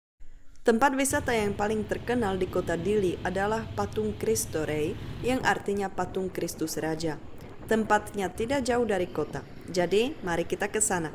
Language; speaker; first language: Indonesian; non-native, fluent; Czech